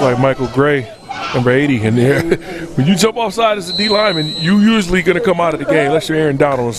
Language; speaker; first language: English; native; English